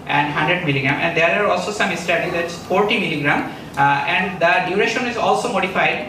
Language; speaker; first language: English; non-native, local second language; Bangla